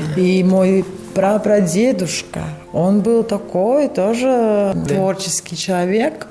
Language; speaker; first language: Russian; non-native, local second language; Latvian